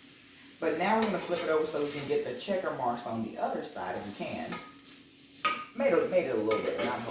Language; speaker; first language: English; native; English